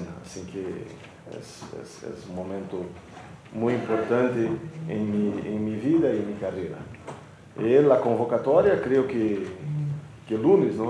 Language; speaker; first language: Spanish; non-native, fluent; Portuguese